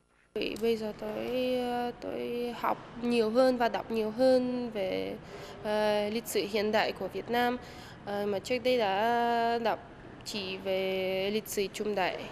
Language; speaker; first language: Vietnamese; non-native, fluent; Russian